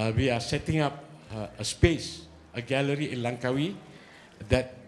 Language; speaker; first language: English; non-native, local second language; Malay